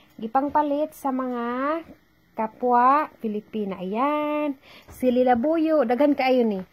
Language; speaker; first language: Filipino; non-native, local second language; Cebuano